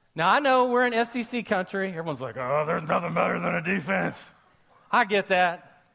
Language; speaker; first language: English; native; English